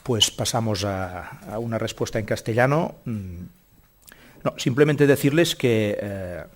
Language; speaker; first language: Spanish; non-native, local second language; Catalan